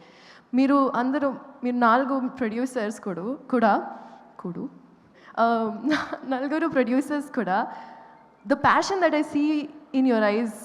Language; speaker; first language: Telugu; non-native, local second language; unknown